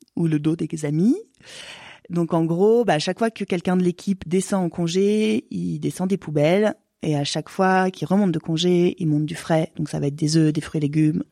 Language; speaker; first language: French; native; French